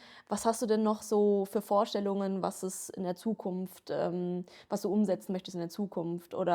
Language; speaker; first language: German; native; German